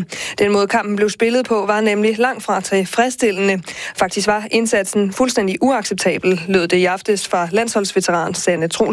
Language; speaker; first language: Danish; native; Danish